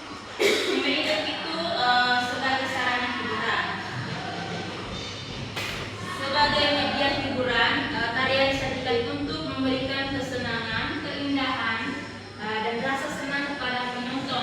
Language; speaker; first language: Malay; non-native, local second language; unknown